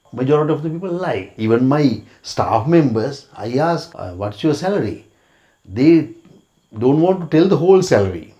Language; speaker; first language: English; non-native, local second language; Sinhala